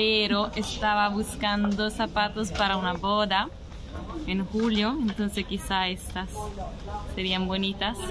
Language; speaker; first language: Spanish; non-native, fluent; Italian